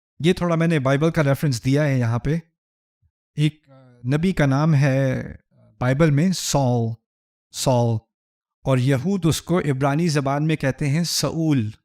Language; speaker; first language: Urdu; early bilingual, heritage; Urdu